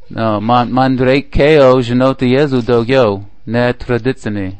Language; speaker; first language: Lithuanian; non-native, learner; English